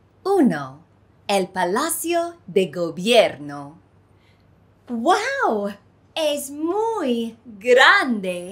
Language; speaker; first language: Spanish; non-native, fluent; English